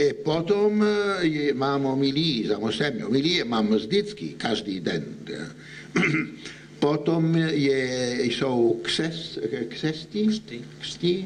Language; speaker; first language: Czech; non-native, learner; Italian